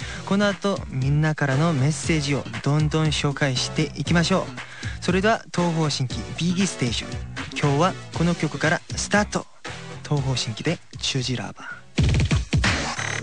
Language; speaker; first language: Japanese; non-native, fluent; Korean